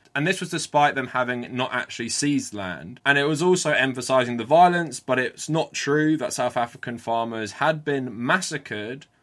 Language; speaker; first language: English; native; English